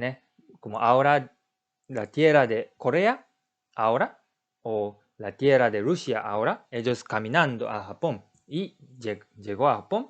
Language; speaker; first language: Spanish; non-native, learner; Japanese